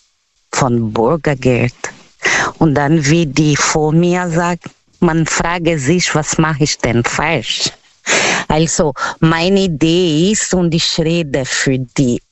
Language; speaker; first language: German; non-native, learner; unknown